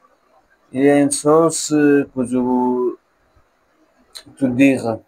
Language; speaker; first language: French; non-native, learner; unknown